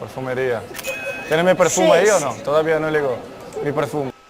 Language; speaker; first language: Spanish; non-native, fluent; Portuguese